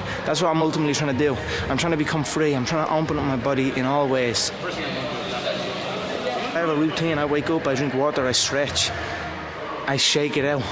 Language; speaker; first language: English; native; English